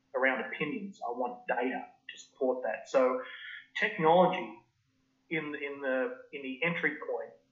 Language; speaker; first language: English; native; English